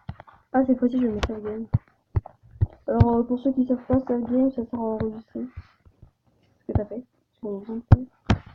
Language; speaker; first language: French; native; French